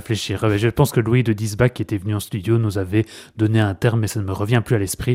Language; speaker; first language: French; native; French